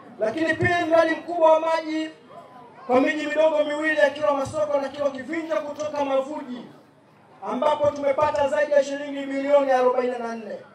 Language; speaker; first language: Swahili; native; Swahili